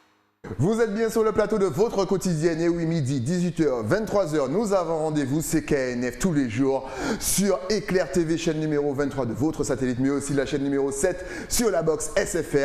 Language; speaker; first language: French; native; French